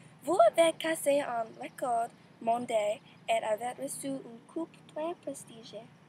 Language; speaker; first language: French; non-native, learner; English